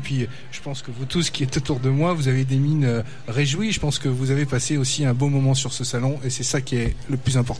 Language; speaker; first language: French; native; French